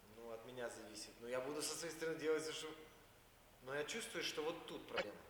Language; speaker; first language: Russian; native; Russian